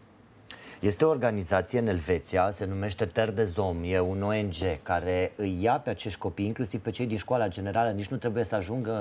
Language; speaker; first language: Romanian; native; Romanian